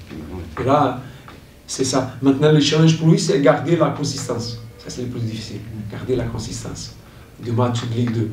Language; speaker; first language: French; non-native, learner; Portuguese